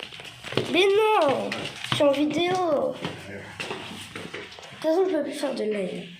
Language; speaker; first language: French; native; French